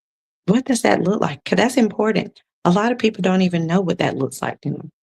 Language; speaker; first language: English; native; English